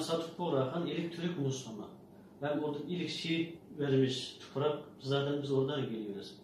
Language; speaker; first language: Turkish; non-native, learner; Uyghur